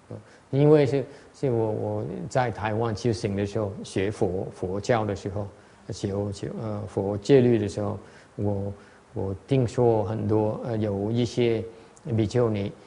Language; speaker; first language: Chinese; non-native, learner; Vietnamese